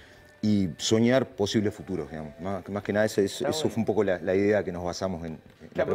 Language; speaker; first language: Spanish; native; Spanish